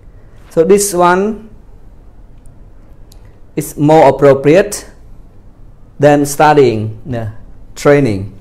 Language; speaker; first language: English; non-native, fluent; Khmer